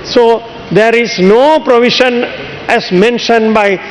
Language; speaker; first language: English; non-native, local second language; Sinhala